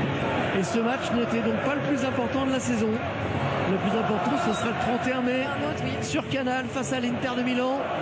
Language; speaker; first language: French; native; French